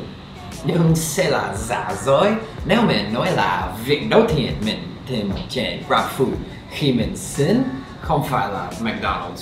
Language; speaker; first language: Vietnamese; non-native, fluent; English